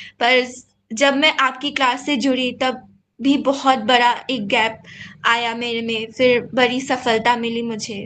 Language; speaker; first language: Hindi; non-native, local second language; Assamese